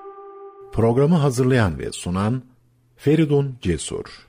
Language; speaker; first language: Turkish; native; Turkish